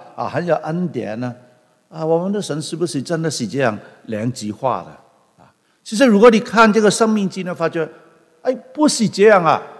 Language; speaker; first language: Chinese; non-native, local second language; Cantonese